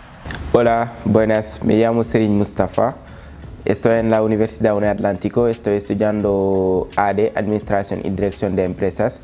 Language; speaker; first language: Spanish; non-native, learner; Wolof